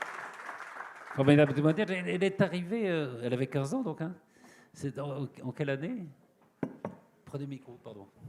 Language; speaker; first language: French; native; French